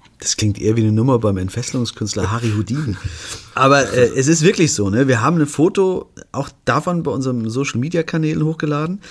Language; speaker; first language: German; native; German